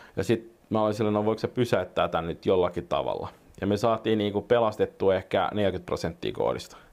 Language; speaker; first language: Finnish; non-native, local second language; Swedish